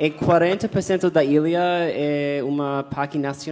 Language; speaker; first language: Portuguese; non-native, fluent; English